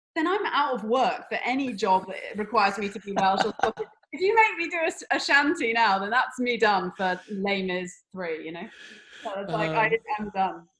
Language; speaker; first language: English; native; English